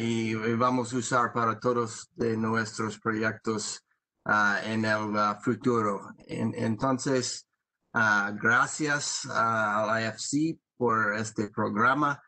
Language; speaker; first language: Spanish; non-native, learner; English